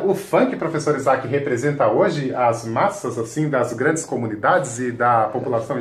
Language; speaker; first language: Portuguese; native; Portuguese